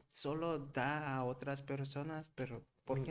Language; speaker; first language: Spanish; non-native, learner; Korean